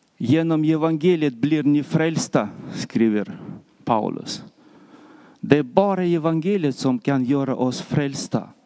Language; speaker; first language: Swedish; non-native, fluent; Russian